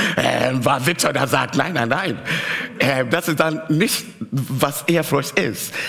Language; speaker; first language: German; non-native, fluent; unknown